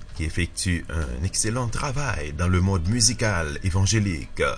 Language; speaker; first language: French; native; French